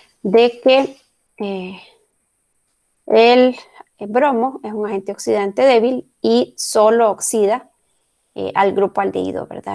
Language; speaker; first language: Spanish; native; Spanish